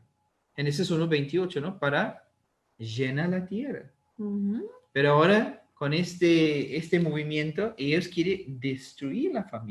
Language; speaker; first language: Spanish; non-native, learner; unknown